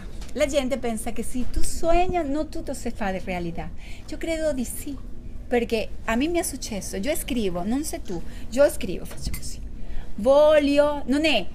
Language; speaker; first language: Italian; non-native, learner; Spanish